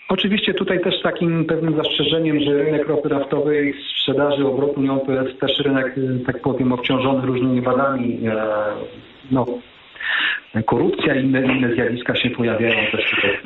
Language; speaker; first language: Polish; native; Polish